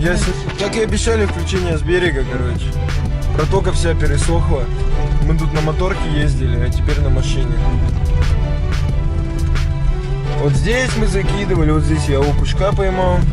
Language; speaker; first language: Russian; native; Russian